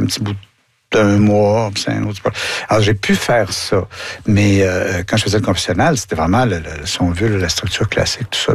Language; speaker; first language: French; native; French